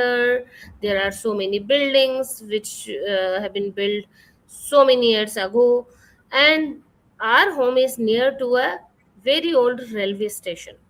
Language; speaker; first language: English; non-native, fluent; Urdu